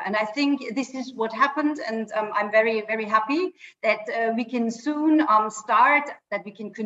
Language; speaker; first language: English; non-native, fluent; German